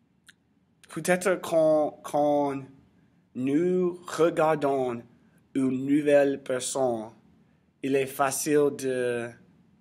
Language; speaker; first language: French; non-native, learner; English